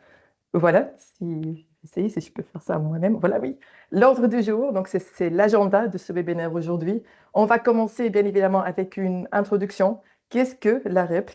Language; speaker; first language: French; native; French